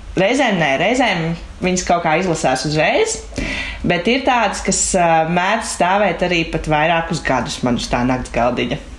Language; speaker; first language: Latvian; native; Latvian